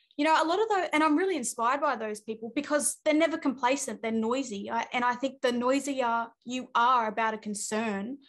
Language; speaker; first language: English; native; English